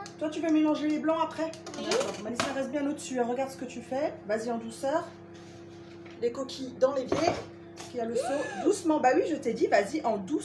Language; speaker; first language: French; native; French